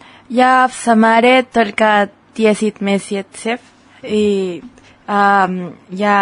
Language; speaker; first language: Russian; non-native, learner; Spanish